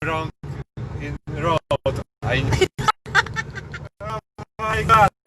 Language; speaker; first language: English; non-native, learner; Polish